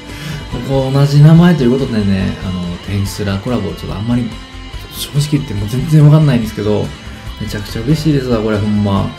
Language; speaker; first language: Japanese; native; Japanese